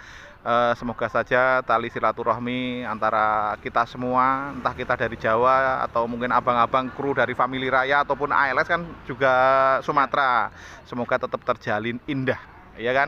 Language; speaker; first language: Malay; non-native, local second language; Javanese